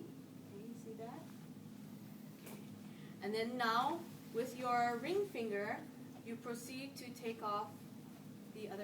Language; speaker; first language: English; native; English